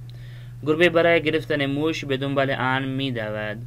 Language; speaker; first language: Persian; non-native, fluent; Urdu